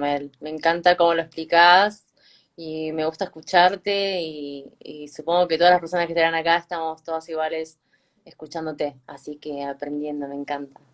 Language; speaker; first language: Spanish; native; Spanish